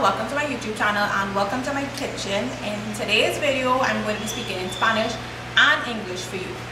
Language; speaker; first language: English; native; English